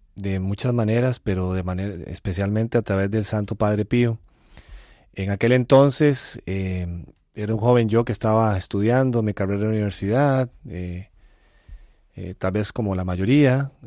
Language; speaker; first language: Spanish; native; Spanish